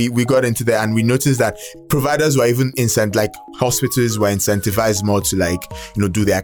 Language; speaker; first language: English; non-native, local second language; Igbo